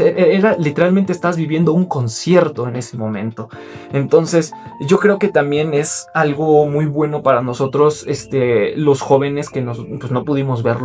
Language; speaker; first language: Spanish; native; Spanish